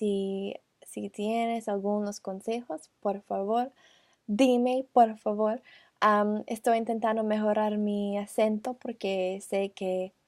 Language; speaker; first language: Spanish; non-native, learner; English